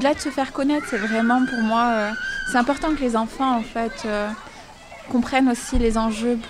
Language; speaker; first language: French; native; French